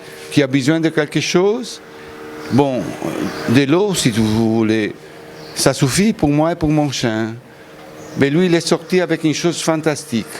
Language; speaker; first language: French; non-native, fluent; Italian